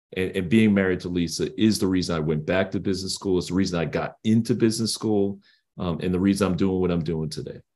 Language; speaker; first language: English; native; English